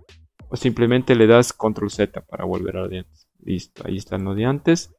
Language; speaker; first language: Spanish; native; Spanish